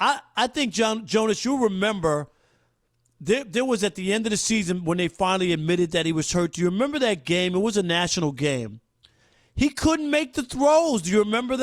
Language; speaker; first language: English; native; English